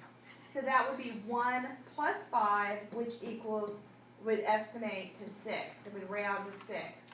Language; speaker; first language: English; native; English